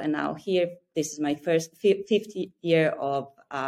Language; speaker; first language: English; non-native, fluent; Croatian